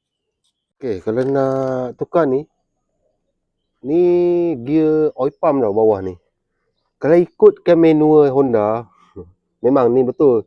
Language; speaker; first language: Malay; native; Malay